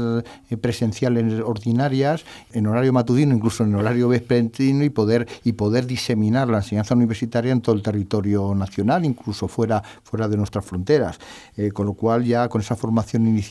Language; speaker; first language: Spanish; native; Spanish